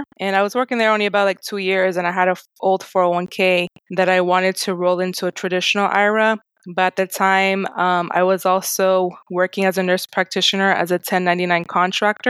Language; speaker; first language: English; native; English